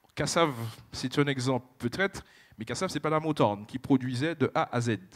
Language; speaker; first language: French; native; French